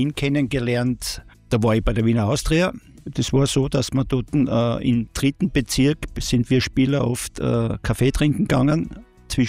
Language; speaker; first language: German; native; German